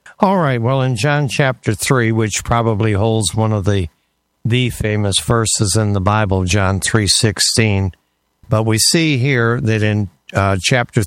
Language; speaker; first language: English; native; English